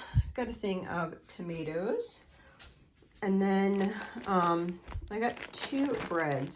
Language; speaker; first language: English; native; English